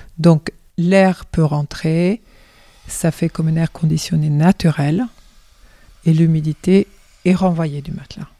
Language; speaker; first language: French; non-native, fluent; Swedish